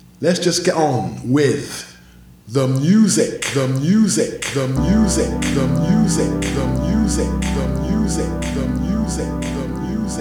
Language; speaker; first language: English; native; English